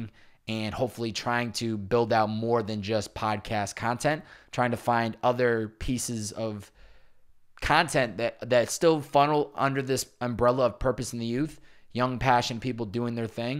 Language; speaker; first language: English; native; English